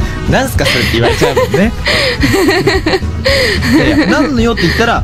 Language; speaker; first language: Japanese; early bilingual, heritage; Japanese